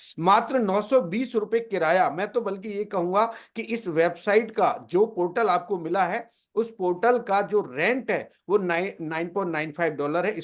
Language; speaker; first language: Hindi; native; Hindi